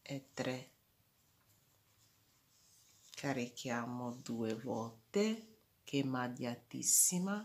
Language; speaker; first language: Italian; non-native, fluent; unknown